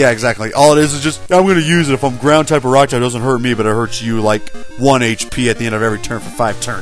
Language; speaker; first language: English; native; English